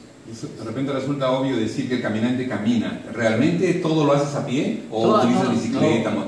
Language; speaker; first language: Spanish; native; Spanish